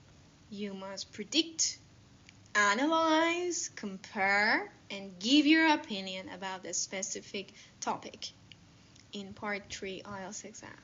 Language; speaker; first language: English; non-native, fluent; Persian